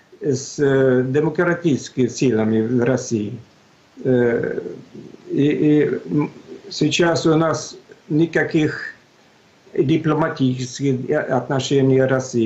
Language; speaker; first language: Russian; non-native, fluent; Swedish